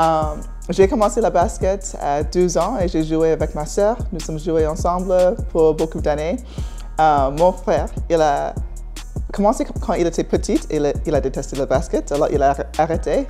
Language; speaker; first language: French; non-native, fluent; English